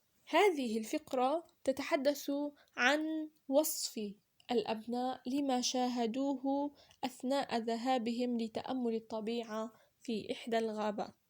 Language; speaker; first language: Arabic; native; Arabic